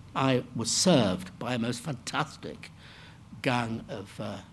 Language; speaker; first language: English; native; English